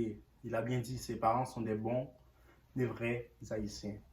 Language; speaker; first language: French; early bilingual, other home language; Haitian Creole